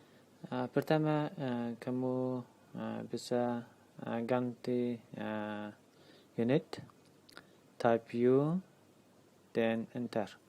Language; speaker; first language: Indonesian; non-native, learner; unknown